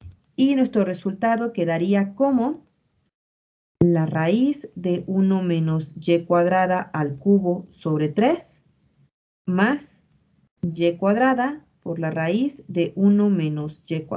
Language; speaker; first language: Spanish; native; Spanish